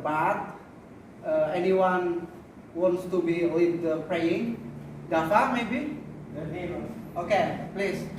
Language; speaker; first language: English; non-native, learner; Indonesian